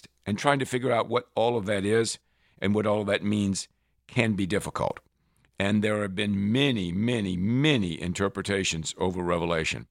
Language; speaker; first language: English; native; English